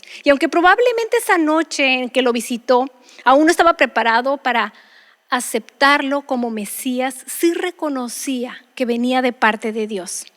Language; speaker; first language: Spanish; native; Spanish